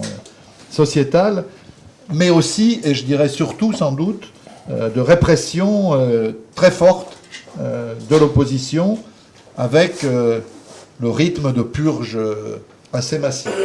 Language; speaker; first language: French; native; French